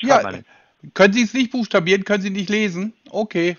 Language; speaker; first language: German; native; German